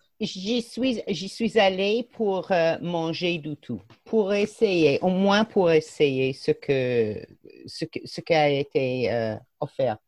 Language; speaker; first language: French; non-native, fluent; English